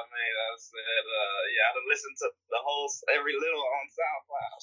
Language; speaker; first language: English; native; English